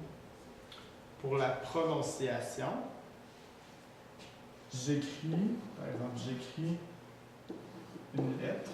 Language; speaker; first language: French; native; French